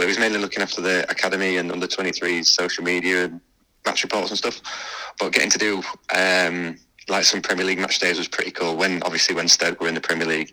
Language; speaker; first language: English; native; English